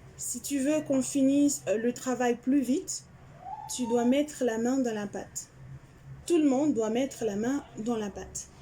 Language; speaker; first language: French; non-native, local second language; Haitian Creole